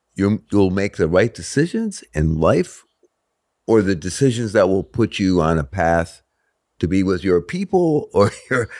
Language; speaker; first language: English; native; English